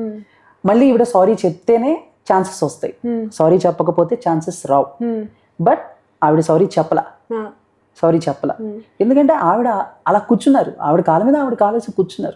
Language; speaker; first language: Telugu; native; Telugu